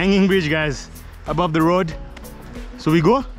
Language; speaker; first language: English; non-native, local second language; Nepali